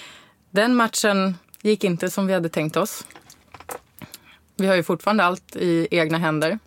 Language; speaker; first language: Swedish; native; Swedish